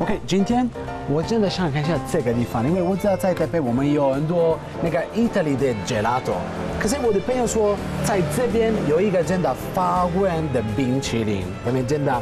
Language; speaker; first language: Chinese; non-native, fluent; Italian